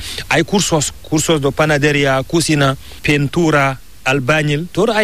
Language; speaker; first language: Spanish; non-native, learner; Fula